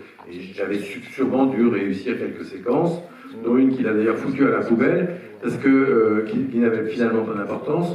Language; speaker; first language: French; native; French